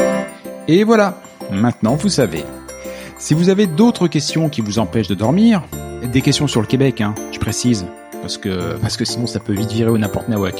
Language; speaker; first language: French; native; French